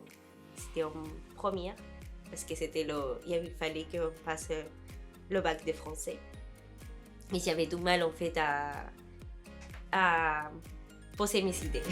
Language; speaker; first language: French; non-native, fluent; Spanish